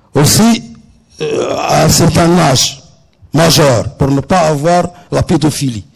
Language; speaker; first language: French; non-native, local second language; Arabic